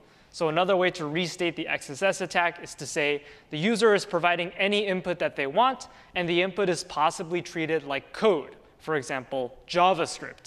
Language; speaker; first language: English; native; English